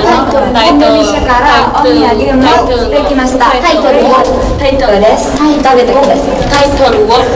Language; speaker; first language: Japanese; non-native, learner; Indonesian